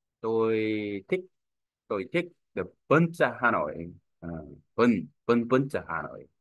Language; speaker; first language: Vietnamese; non-native, learner; Korean